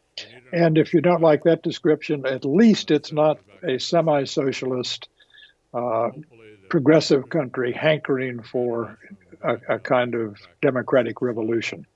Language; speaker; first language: English; native; English